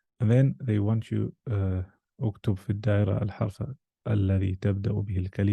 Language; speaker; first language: Arabic; non-native, fluent; English